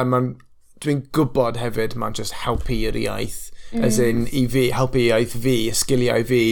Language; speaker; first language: Welsh; non-native, local second language; English